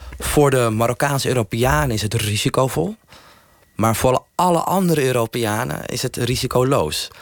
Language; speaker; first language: Dutch; early bilingual, other home language; Riffian